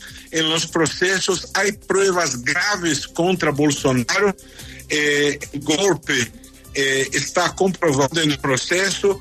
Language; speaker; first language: Spanish; non-native, fluent; Portuguese